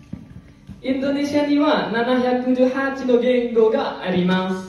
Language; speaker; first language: Japanese; non-native, learner; Indonesian